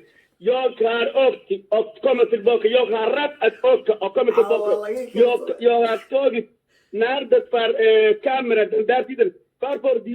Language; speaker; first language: Swedish; non-native, learner; Somali